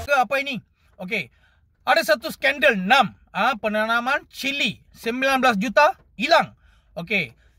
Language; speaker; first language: Malay; non-native, local second language; Tamil